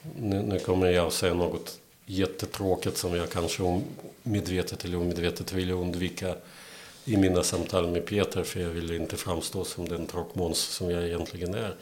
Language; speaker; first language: Swedish; non-native, fluent; Belarusian